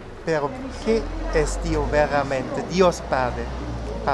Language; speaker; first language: Italian; non-native, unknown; Croatian